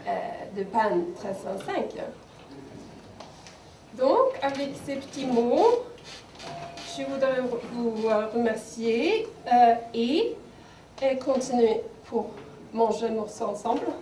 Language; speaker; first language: French; non-native, fluent; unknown